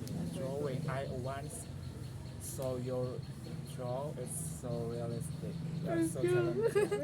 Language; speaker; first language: English; non-native, learner; Indonesian